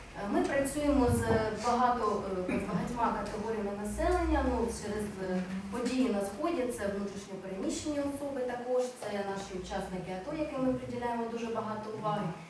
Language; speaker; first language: Ukrainian; native; Ukrainian